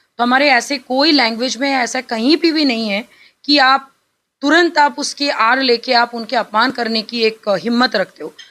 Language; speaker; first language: Hindi; non-native, local second language; Bangla